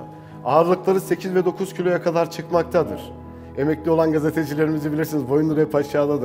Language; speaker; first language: Turkish; native; Turkish